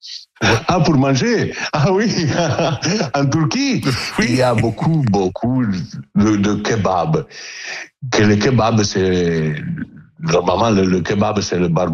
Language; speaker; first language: French; non-native, learner; Italian